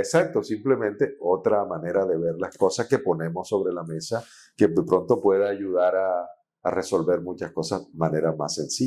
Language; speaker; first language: Spanish; native; Spanish